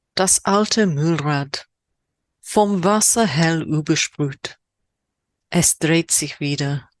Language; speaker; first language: German; non-native, fluent; English